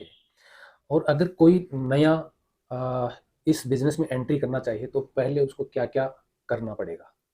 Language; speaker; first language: Hindi; native; Hindi